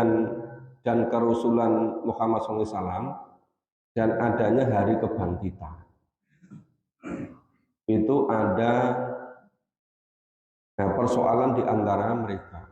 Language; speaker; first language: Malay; non-native, local second language; Javanese